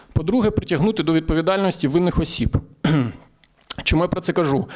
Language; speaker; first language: Ukrainian; native; Ukrainian